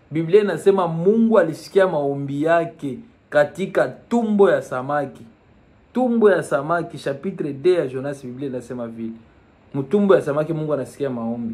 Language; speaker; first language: Swahili; native; Swahili